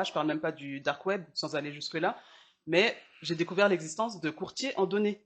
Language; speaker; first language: French; early bilingual, other home language; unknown